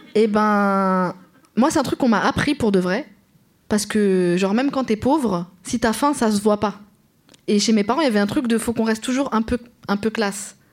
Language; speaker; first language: French; native; French